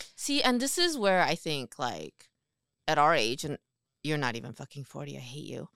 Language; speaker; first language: English; early bilingual, other home language; Korean